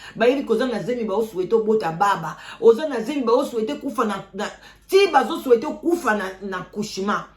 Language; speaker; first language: Lingala; native; Lingala